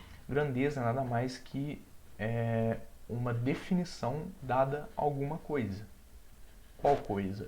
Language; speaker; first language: Portuguese; native; Portuguese